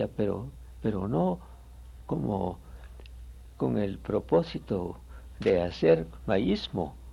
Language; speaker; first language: Spanish; native; Spanish